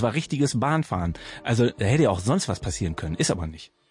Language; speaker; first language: German; native; German